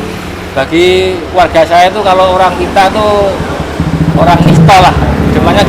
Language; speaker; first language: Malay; non-native, local second language; Javanese